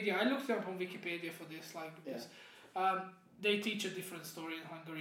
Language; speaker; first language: English; non-native, fluent; Hungarian